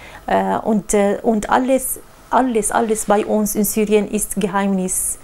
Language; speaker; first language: German; non-native, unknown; Arabic